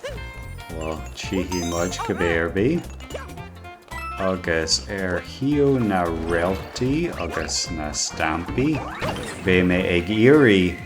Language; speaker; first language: Irish; non-native, local second language; English